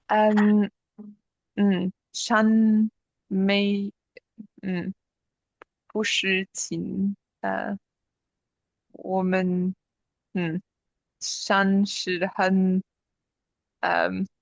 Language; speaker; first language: Chinese; non-native, learner; English